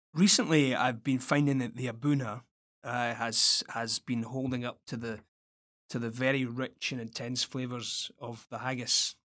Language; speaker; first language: English; native; English